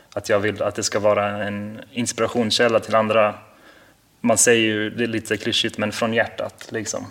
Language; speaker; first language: Swedish; early bilingual, heritage; Swedish